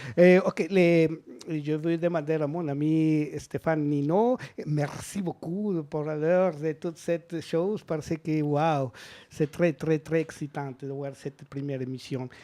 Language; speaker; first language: French; non-native, learner; Spanish